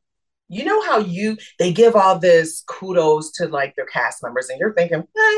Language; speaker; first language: English; native; English